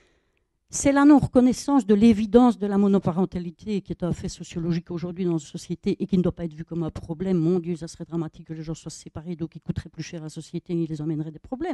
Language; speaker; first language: French; native; French